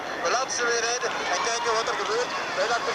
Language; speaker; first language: Dutch; native; Dutch